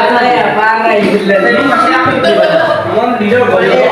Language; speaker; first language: Malay; native; Malay